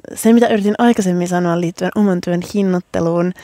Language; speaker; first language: Finnish; native; Finnish